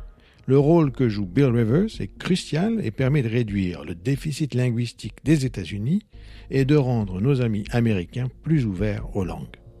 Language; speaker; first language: French; native; French